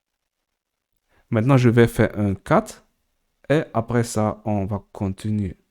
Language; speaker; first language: French; non-native, learner; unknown